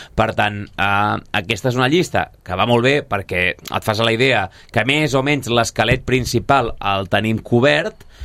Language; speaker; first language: Catalan; native; Catalan